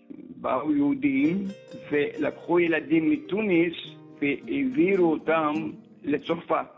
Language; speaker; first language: Hebrew; early bilingual, other home language; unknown